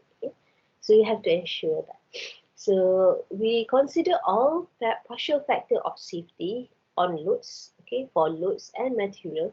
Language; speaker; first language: English; non-native, local second language; Malay